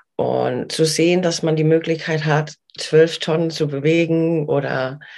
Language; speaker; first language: German; non-native, fluent; Danish